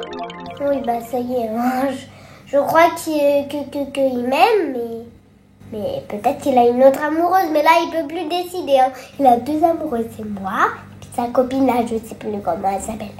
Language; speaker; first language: French; native; French